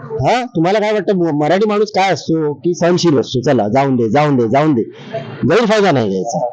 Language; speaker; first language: Marathi; native; Marathi